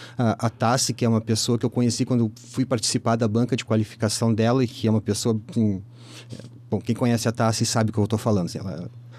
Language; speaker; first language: Portuguese; native; Portuguese